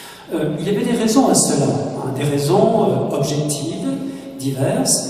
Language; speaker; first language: French; native; French